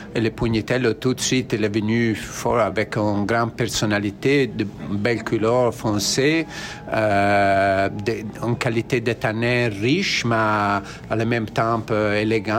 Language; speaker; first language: French; non-native, learner; Italian